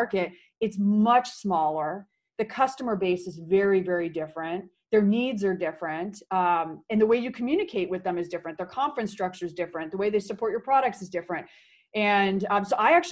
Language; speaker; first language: English; native; English